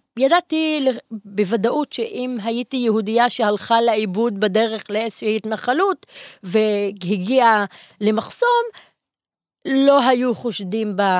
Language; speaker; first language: Hebrew; non-native, local second language; Arabic